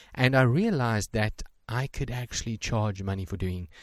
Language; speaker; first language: English; native; English